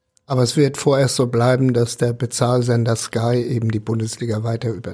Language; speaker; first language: German; native; German